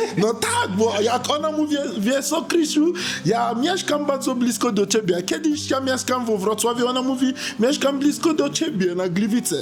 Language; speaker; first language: Polish; non-native, learner; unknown